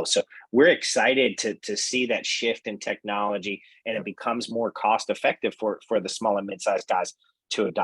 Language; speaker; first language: English; native; English